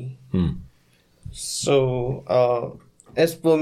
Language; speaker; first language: English; non-native, learner; Korean